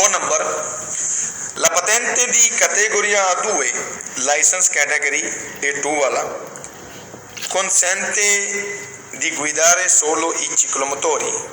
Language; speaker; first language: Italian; non-native, fluent; Punjabi